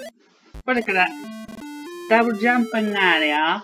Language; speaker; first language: Japanese; non-native, learner; English